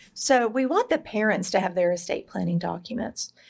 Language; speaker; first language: English; native; English